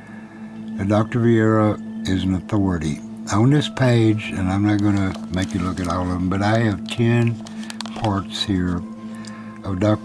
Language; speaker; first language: English; native; English